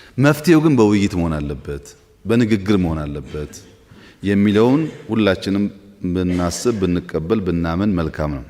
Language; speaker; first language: Amharic; non-native, local second language; Oromo